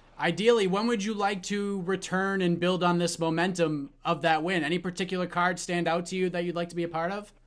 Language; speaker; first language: English; native; English